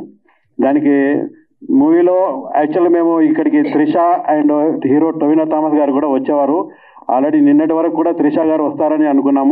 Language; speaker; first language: Telugu; native; Telugu